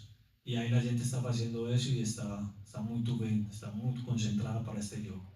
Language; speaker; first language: Portuguese; non-native, learner; Spanish